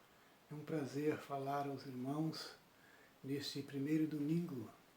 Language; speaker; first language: Portuguese; native; Portuguese